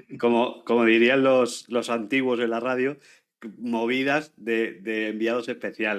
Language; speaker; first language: Spanish; native; Spanish